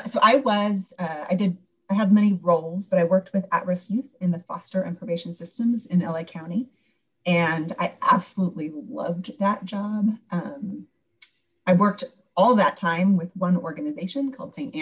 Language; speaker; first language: English; native; English